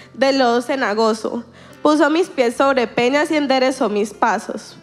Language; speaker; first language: Spanish; native; Spanish